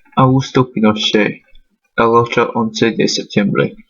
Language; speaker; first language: Spanish; non-native, learner; English